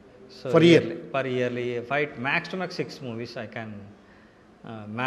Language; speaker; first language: Telugu; non-native, local second language; Kannada